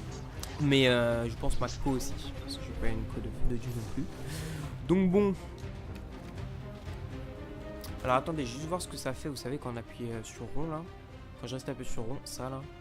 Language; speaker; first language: French; native; French